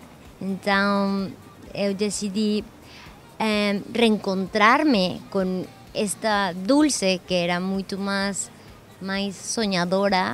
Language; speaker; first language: Portuguese; non-native, learner; Spanish